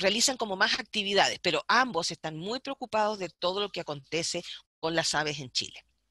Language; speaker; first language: Spanish; native; Spanish